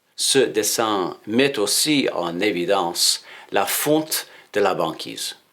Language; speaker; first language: French; non-native, fluent; English